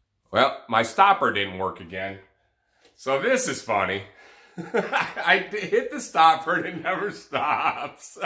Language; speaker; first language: English; native; English